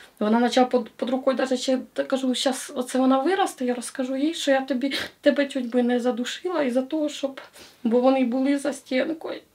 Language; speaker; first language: Ukrainian; native; Ukrainian